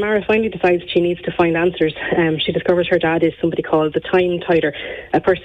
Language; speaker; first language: English; native; English